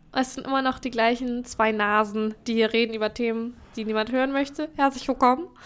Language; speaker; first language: German; native; German